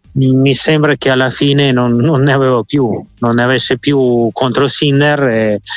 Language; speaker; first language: Italian; non-native, fluent; Russian